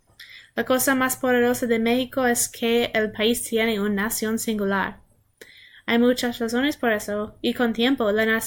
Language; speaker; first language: Spanish; non-native, learner; English